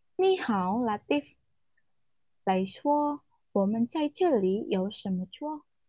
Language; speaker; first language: Chinese; non-native, learner; Indonesian